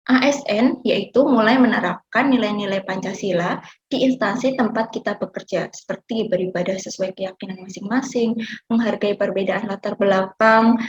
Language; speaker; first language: Indonesian; native; Indonesian